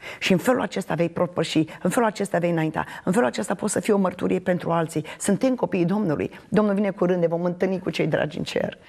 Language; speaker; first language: Romanian; native; Romanian